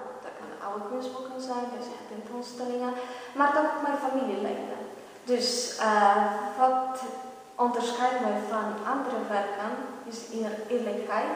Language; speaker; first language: Dutch; non-native, fluent; Polish